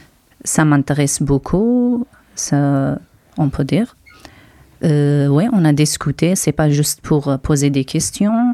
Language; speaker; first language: French; non-native, learner; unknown